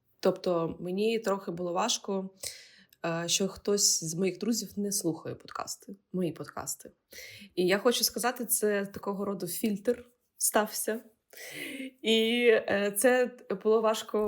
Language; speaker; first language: Ukrainian; non-native, local second language; Russian